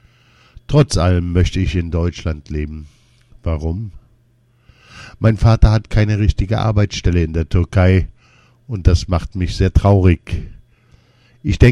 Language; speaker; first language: German; non-native, learner; Kurdish